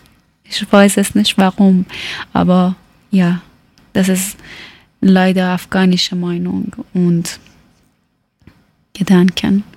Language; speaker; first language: German; non-native, learner; Persian